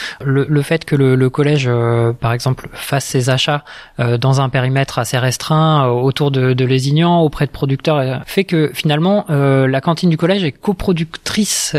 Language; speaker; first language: French; native; French